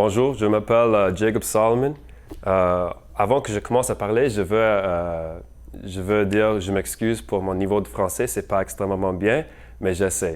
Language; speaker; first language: French; non-native, learner; English